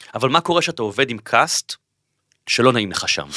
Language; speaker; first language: Hebrew; native; Hebrew